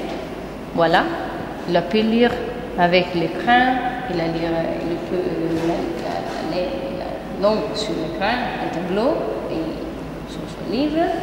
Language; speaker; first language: French; non-native, fluent; Italian